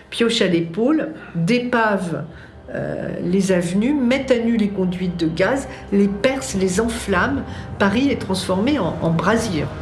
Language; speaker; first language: French; native; French